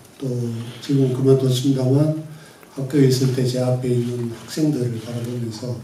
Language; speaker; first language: Korean; native; Korean